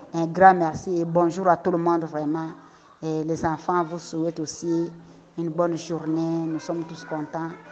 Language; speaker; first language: French; non-native, local second language; Lingala